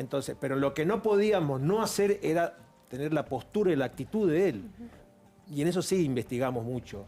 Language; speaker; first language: Spanish; native; Spanish